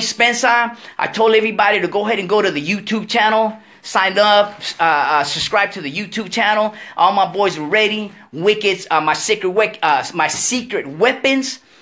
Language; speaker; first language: English; early bilingual, other home language; Spanish